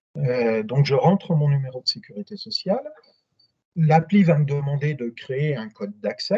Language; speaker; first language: French; native; French